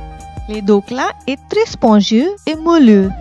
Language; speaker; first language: French; non-native, fluent; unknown